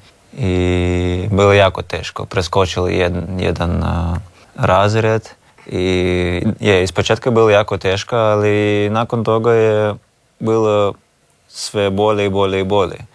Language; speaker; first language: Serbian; non-native, learner; Russian